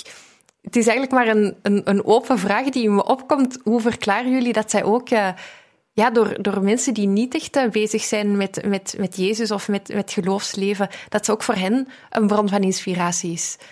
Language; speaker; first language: Dutch; native; Dutch